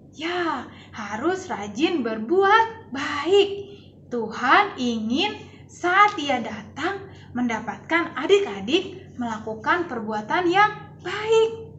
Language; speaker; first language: Indonesian; native; Indonesian